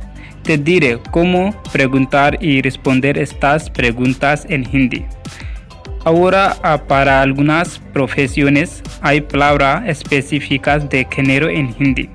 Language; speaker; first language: Spanish; non-native, learner; Hindi